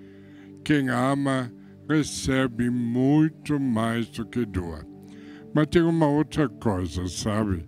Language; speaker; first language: Portuguese; non-native, fluent; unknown